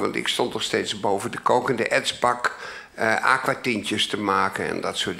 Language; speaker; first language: Dutch; native; Dutch